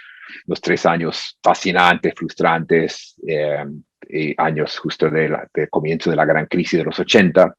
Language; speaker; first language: Spanish; non-native, fluent; English